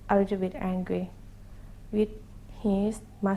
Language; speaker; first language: English; non-native, learner; Thai